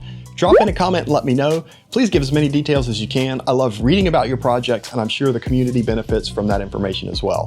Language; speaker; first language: English; native; English